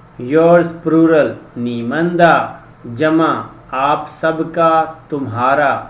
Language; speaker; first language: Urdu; non-native, local second language; Punjabi